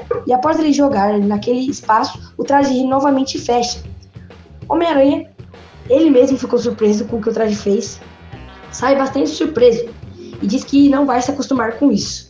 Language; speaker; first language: Portuguese; native; Portuguese